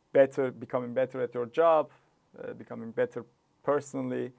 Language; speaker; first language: English; non-native, fluent; Turkish